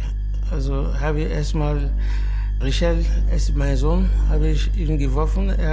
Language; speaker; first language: German; non-native, learner; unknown